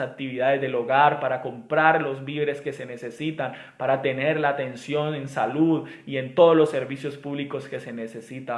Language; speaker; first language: Spanish; native; Spanish